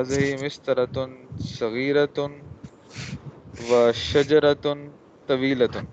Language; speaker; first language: Arabic; non-native, learner; Urdu